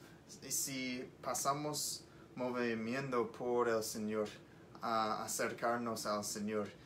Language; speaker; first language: Spanish; non-native, learner; English